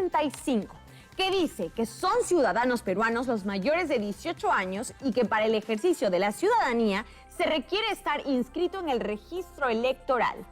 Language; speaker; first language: Spanish; native; Spanish